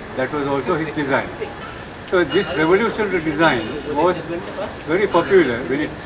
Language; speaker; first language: English; non-native, local second language; Sinhala